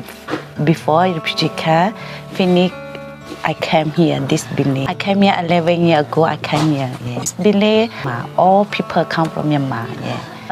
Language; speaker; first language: English; non-native, learner; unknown